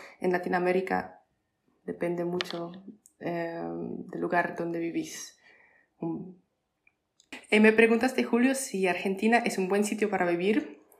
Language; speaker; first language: Spanish; non-native, fluent; Polish